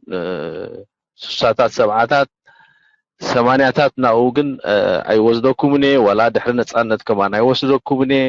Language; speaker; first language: Tigrinya; native; Tigrinya